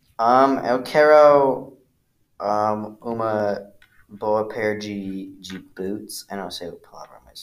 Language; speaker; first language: Portuguese; non-native, learner; English